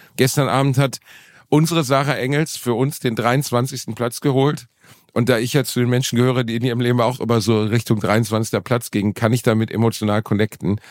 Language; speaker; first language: German; native; German